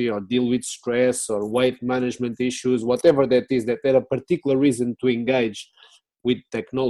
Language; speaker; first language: English; non-native, fluent; Portuguese